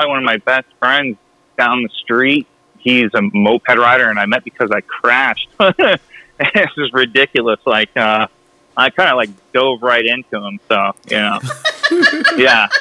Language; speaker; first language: English; native; English